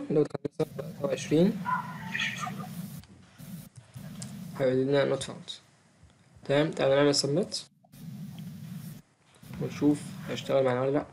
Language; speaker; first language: Arabic; native; Arabic